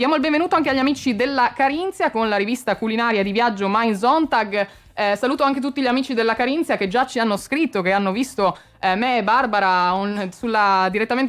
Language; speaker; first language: Italian; native; Italian